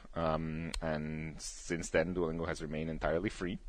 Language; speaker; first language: English; early bilingual, other home language; Spanish